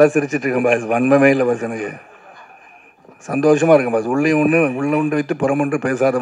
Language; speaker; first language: Tamil; native; Tamil